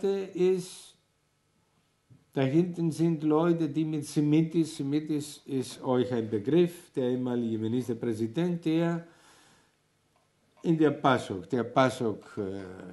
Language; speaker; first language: German; non-native, fluent; Greek